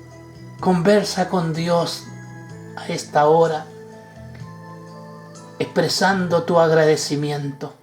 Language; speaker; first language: Spanish; native; Spanish